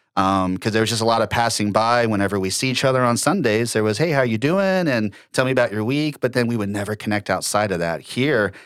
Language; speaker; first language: English; native; English